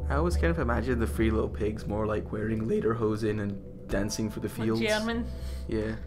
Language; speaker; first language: English; native; English